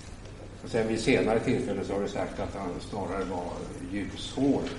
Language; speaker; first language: Swedish; native; Swedish